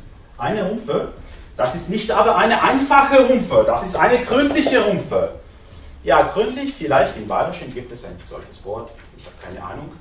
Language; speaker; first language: German; non-native, fluent; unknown